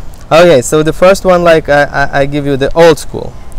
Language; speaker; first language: English; non-native, learner; Lithuanian